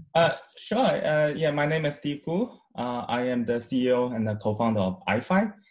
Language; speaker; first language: English; non-native, fluent; Chinese